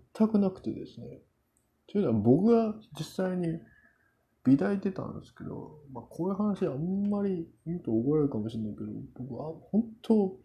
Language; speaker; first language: Japanese; non-native, fluent; Korean